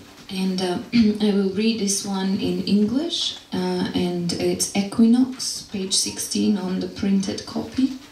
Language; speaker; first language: English; non-native, fluent; Macedonian